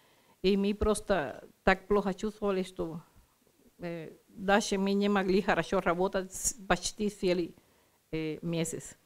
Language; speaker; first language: Russian; non-native, learner; Spanish